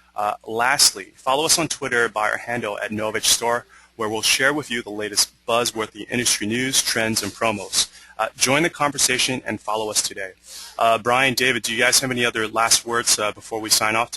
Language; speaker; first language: English; native; English